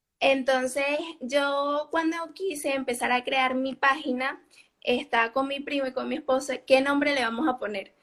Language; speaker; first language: Spanish; native; Spanish